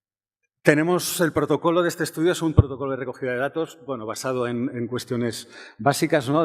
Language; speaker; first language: Spanish; native; Spanish